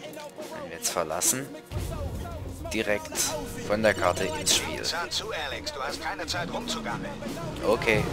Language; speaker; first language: German; native; German